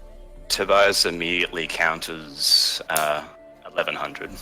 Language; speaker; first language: English; native; English